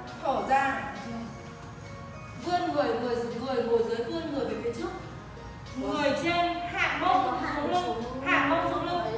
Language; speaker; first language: Vietnamese; native; Vietnamese